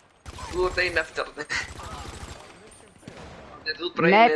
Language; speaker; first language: Icelandic; early bilingual, heritage; Icelandic